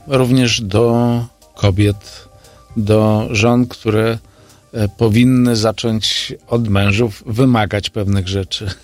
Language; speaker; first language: Polish; native; Polish